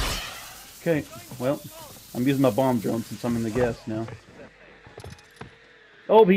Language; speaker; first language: English; native; English